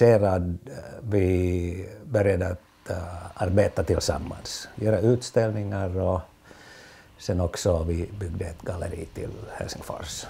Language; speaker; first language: Swedish; non-native, fluent; Finnish